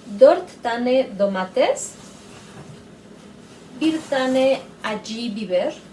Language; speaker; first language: Turkish; non-native, learner; Spanish